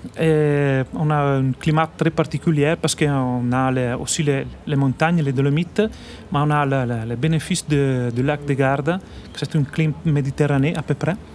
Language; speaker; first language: French; non-native, learner; Italian